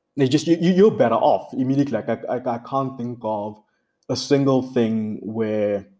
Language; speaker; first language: English; non-native, local second language; Tswana